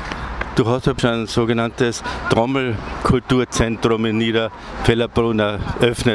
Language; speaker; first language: German; native; German